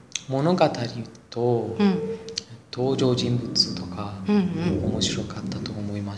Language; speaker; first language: Japanese; non-native, learner; Persian